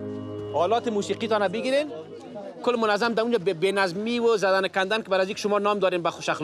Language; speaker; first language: Persian; native; Persian